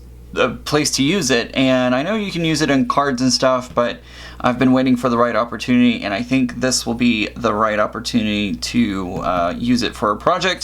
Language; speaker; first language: English; native; English